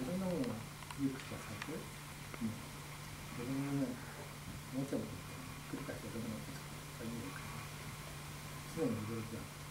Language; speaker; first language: Japanese; native; Japanese